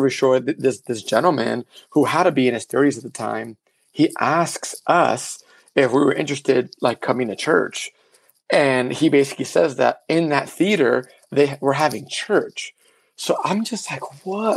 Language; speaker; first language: English; early bilingual, other home language; Spanish